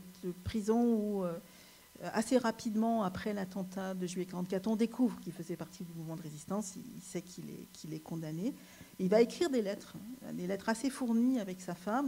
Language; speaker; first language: French; native; French